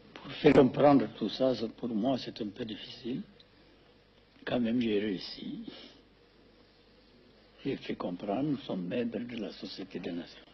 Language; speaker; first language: French; non-native, fluent; Amharic